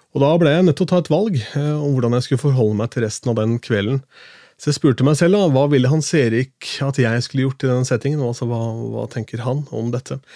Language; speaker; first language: Norwegian; native; Norwegian